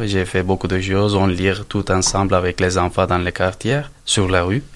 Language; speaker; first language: French; non-native, learner; Turkish